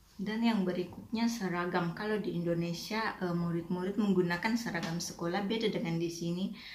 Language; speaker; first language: Indonesian; native; Indonesian